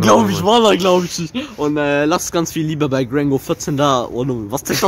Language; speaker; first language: German; early bilingual, other home language; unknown